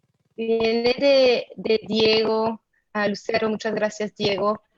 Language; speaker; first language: Spanish; non-native, fluent; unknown